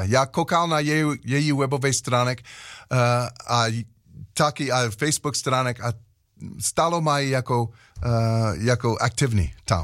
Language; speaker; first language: Czech; non-native, learner; English